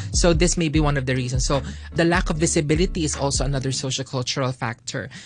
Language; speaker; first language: English; non-native, local second language; Filipino